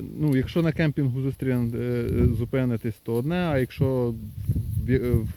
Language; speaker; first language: Ukrainian; native; Ukrainian